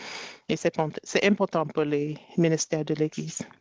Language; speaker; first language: French; non-native, learner; English